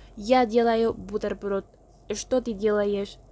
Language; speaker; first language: Russian; non-native, learner; Spanish